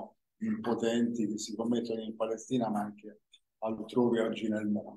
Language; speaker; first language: Italian; native; Italian